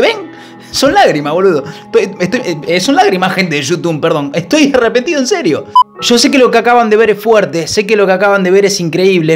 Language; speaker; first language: Spanish; native; Spanish